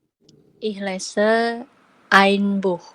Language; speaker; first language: German; non-native, learner; Indonesian